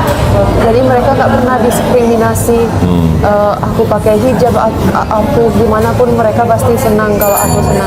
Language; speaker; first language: Indonesian; non-native, fluent; Finnish